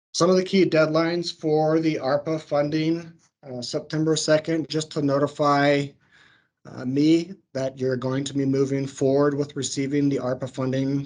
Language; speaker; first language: English; native; English